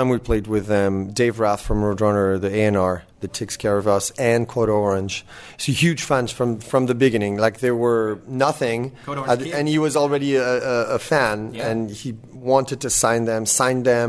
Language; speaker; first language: English; non-native, fluent; French